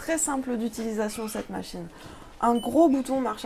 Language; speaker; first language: French; native; French